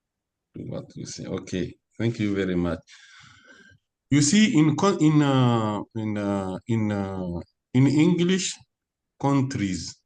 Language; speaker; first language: English; non-native, learner; French